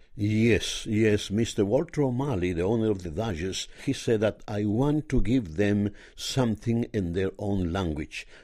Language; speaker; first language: English; non-native, fluent; Spanish